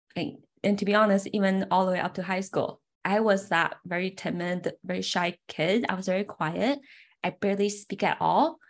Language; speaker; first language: English; early bilingual, other home language; Chinese